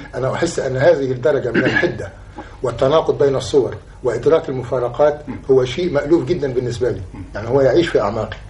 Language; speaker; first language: Arabic; native; Arabic